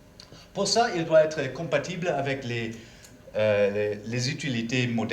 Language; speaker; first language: French; non-native, learner; German